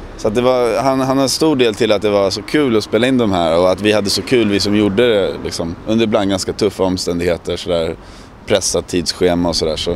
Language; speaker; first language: Swedish; native; Swedish